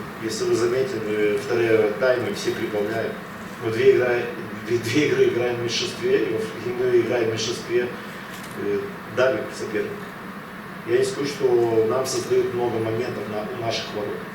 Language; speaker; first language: Russian; native; Russian